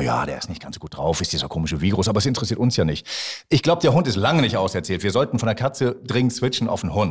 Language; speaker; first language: German; native; German